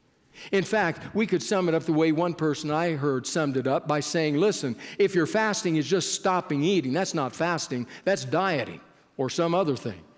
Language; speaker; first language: English; native; English